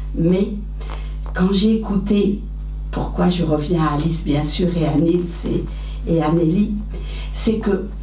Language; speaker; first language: French; early bilingual, other home language; Arabic